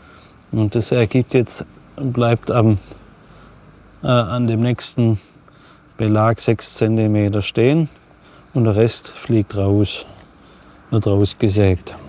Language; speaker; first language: German; native; German